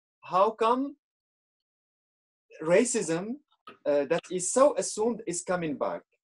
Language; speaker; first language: English; non-native, fluent; Arabic